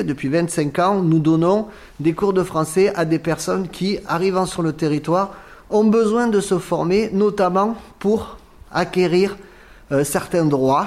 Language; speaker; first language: French; native; French